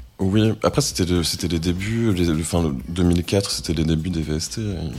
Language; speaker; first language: French; native; French